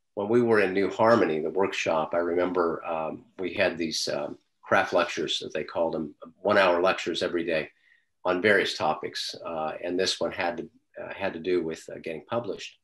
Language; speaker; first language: English; native; English